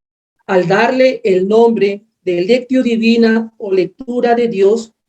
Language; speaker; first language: Spanish; native; Spanish